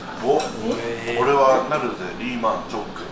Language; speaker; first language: Japanese; native; Japanese